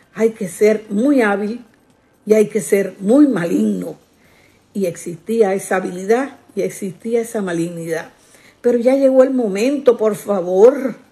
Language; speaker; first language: Spanish; native; Spanish